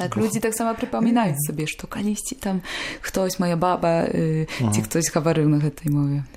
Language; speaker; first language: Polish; non-native, local second language; Belarusian